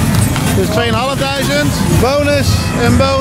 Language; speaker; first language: Dutch; native; Dutch